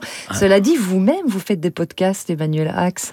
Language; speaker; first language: French; native; French